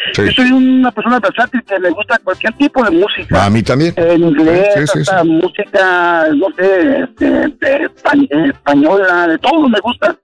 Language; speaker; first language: Spanish; early bilingual, heritage; Spanish